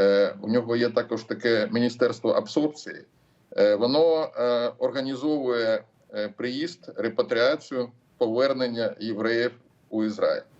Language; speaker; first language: Ukrainian; non-native, local second language; Russian